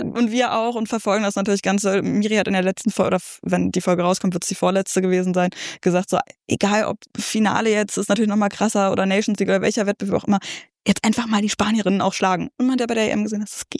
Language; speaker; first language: German; native; German